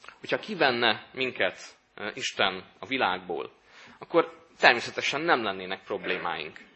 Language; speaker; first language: Hungarian; native; Hungarian